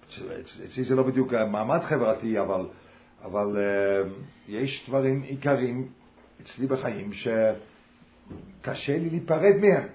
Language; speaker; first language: Hebrew; non-native, fluent; English